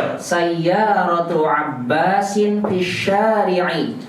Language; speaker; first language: Arabic; non-native, fluent; Indonesian